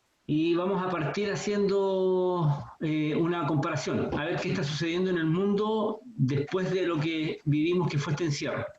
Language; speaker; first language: Spanish; native; Spanish